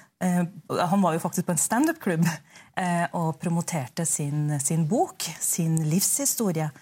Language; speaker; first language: Norwegian; early bilingual, other home language; Urdu